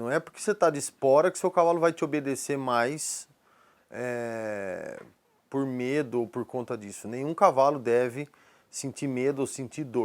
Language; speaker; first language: Portuguese; native; Portuguese